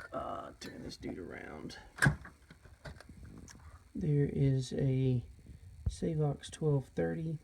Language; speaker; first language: English; native; English